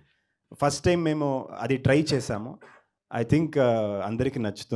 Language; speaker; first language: Telugu; non-native, learner; Kannada